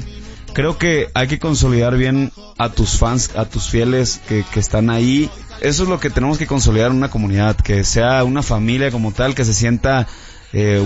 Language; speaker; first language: Spanish; native; Spanish